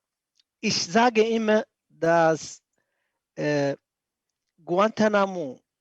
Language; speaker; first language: German; non-native, fluent; Arabic